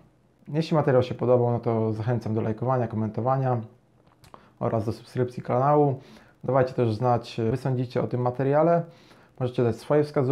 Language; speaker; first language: Polish; native; Polish